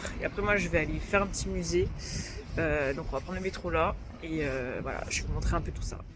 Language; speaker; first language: French; native; French